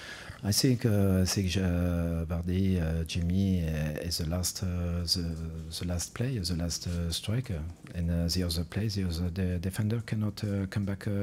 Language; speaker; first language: English; non-native, fluent; French